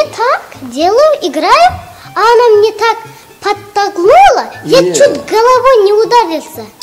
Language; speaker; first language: Russian; non-native, local second language; Tajik